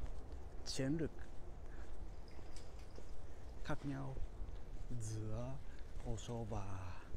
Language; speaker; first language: Vietnamese; non-native, learner; Japanese